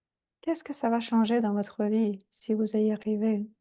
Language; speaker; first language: French; non-native, fluent; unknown